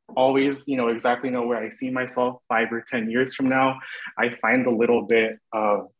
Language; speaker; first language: English; native; English